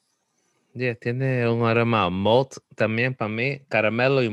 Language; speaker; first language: Spanish; early bilingual, heritage; Spanish